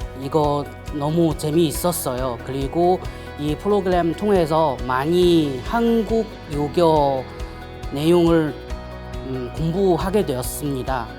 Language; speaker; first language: Korean; non-native, learner; Chinese